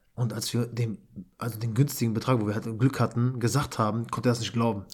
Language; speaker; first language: German; early bilingual, other home language; Albanian